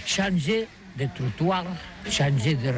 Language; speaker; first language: French; non-native, learner; Catalan